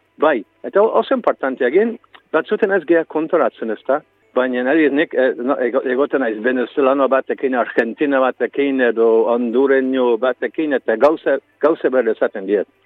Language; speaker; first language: Basque; non-native, fluent; English